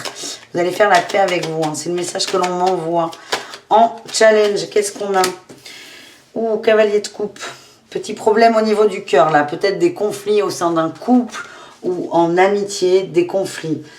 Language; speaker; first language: French; native; French